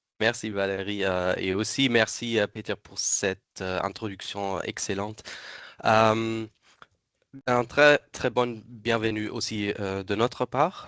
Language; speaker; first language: French; non-native, fluent; German